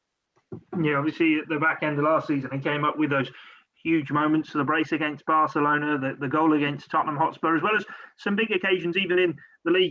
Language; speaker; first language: English; native; English